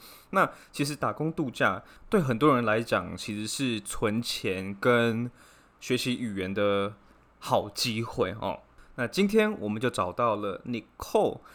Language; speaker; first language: Chinese; native; Chinese